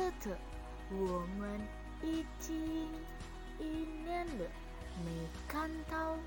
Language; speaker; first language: Chinese; non-native, learner; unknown